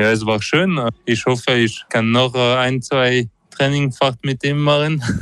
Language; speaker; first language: German; non-native, local second language; French